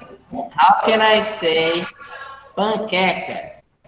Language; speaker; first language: English; non-native, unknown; Portuguese